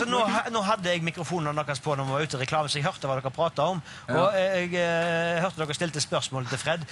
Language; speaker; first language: Norwegian; native; Norwegian